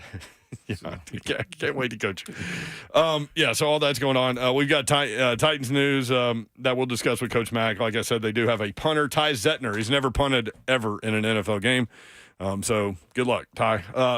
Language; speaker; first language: English; native; English